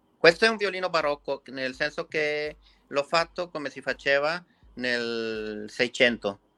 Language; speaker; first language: Italian; non-native, fluent; Spanish